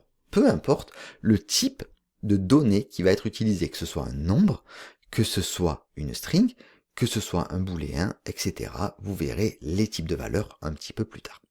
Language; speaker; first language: French; native; French